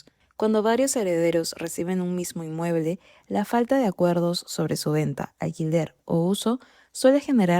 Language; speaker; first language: Spanish; native; Spanish